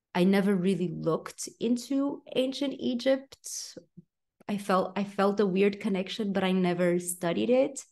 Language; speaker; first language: English; non-native, fluent; Romanian